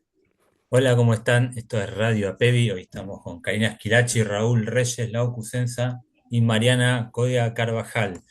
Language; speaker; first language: Spanish; native; Spanish